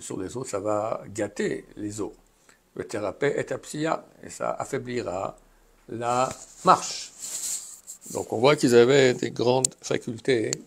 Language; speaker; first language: French; native; French